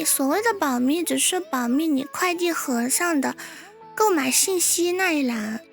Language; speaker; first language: Chinese; native; Chinese